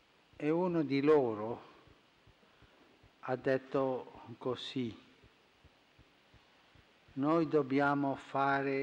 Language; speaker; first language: Italian; non-native, fluent; Spanish